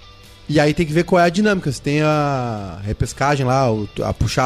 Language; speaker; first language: Portuguese; native; Portuguese